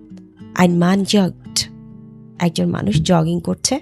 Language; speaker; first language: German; non-native, learner; Bangla